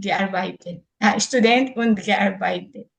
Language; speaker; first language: German; non-native, learner; Filipino